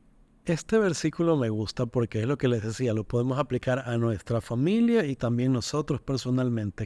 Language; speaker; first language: Spanish; native; Spanish